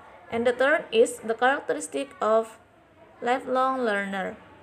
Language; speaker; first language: English; non-native, learner; Indonesian